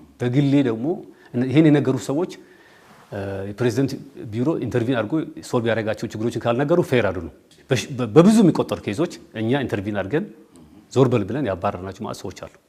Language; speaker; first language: Amharic; non-native, local second language; Somali